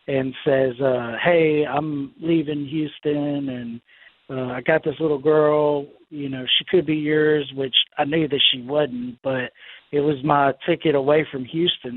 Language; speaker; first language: English; native; English